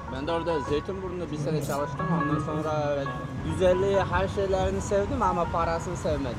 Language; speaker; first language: Turkish; non-native, fluent; Uzbek